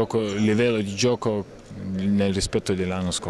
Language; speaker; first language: Italian; non-native, fluent; Lithuanian